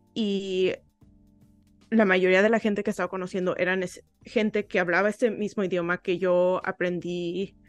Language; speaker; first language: Spanish; early bilingual, heritage; Spanish